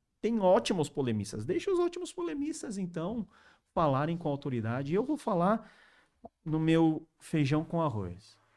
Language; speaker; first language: Portuguese; early bilingual, other home language; Korean